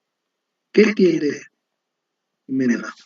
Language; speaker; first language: Spanish; native; Spanish